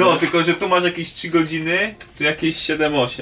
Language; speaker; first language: Polish; native; Polish